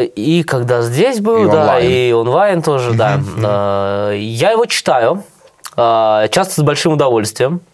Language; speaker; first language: Russian; native; Russian